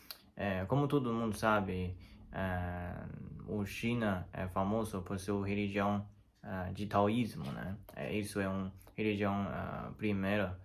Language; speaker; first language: Portuguese; non-native, learner; Chinese